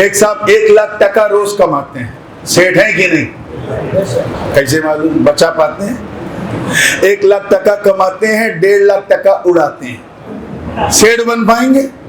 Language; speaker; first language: Urdu; native; Urdu